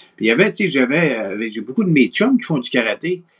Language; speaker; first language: French; native; French